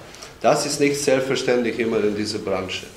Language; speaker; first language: German; non-native, fluent; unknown